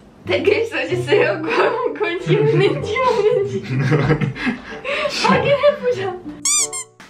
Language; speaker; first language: Korean; non-native, fluent; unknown